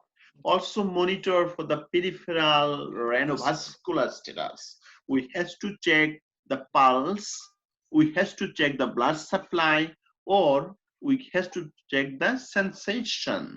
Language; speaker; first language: English; non-native, fluent; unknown